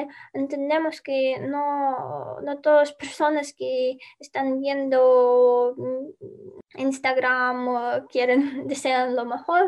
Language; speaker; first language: Spanish; non-native, fluent; Ukrainian